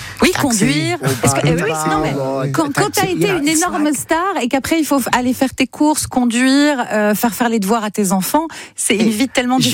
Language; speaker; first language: French; native; French